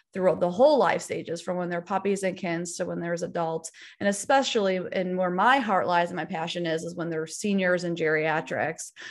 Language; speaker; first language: English; native; English